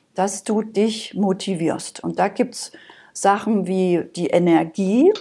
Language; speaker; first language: German; native; German